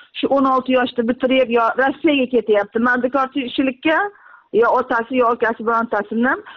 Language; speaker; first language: Uzbek; native; Uzbek